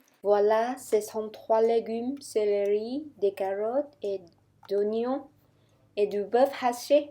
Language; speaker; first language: French; non-native, fluent; Vietnamese